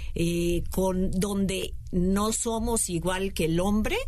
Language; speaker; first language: Spanish; native; Spanish